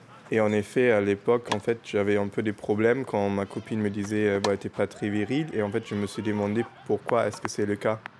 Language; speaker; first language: French; non-native, fluent; German